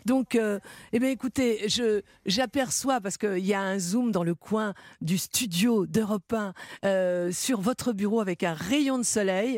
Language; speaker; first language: French; native; French